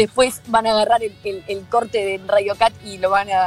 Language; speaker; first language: Spanish; native; Spanish